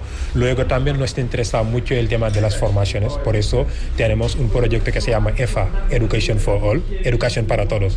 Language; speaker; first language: Spanish; non-native, fluent; Wolof